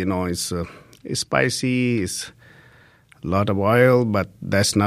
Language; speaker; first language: English; non-native, local second language; Hindi